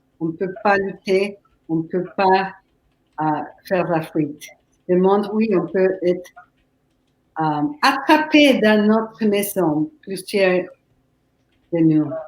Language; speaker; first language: French; non-native, fluent; Spanish